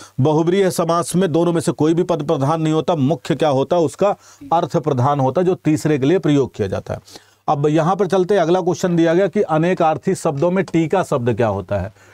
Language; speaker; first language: Hindi; native; Hindi